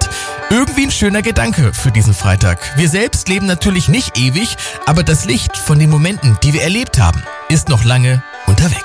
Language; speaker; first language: German; native; German